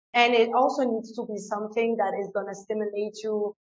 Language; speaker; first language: English; non-native, fluent; French